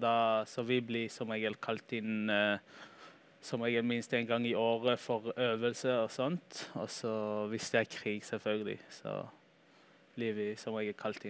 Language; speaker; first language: Norwegian; early bilingual, heritage; Norwegian